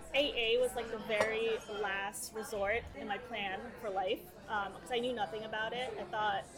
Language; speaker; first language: English; early bilingual, other home language; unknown